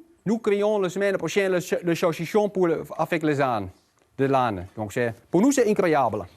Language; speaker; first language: French; non-native, learner; Dutch